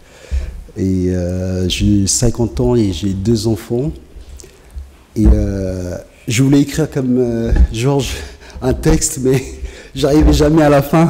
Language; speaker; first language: French; non-native, fluent; Tigrinya